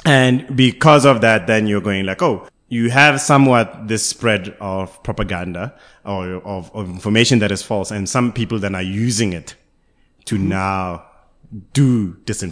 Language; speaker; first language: English; non-native, local second language; Tswana